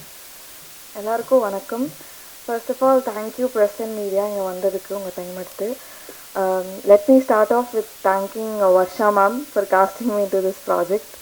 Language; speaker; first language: Tamil; non-native, learner; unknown